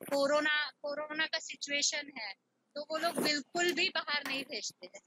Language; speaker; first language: Hindi; non-native, local second language; Marathi